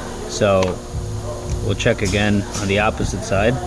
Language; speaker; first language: English; native; English